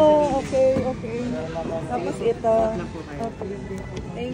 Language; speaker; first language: Filipino; native; Filipino